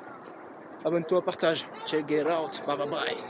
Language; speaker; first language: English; non-native, learner; French